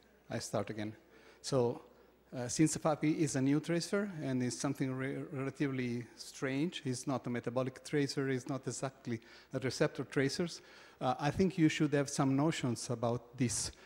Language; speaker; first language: English; non-native, fluent; Italian